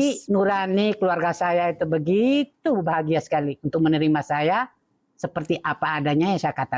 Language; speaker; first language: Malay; non-native, fluent; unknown